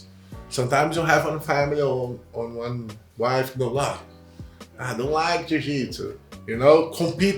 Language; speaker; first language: English; non-native, learner; Portuguese